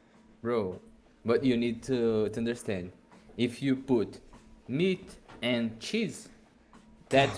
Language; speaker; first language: English; non-native, learner; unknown